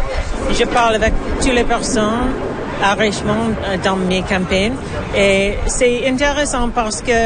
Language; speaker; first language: French; non-native, local second language; English